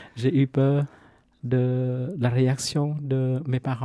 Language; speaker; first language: French; non-native, fluent; Vietnamese